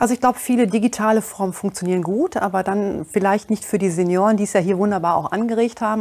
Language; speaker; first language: German; native; German